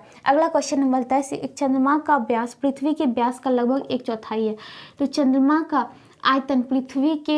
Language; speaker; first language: Hindi; native; Hindi